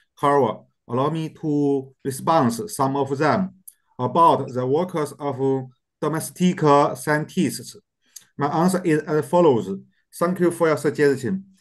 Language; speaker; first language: English; non-native, learner; Chinese